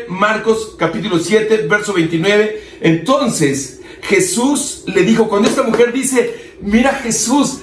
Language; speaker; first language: Spanish; native; Spanish